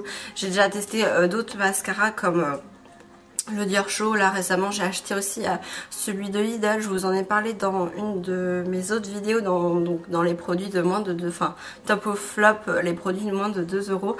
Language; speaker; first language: French; native; French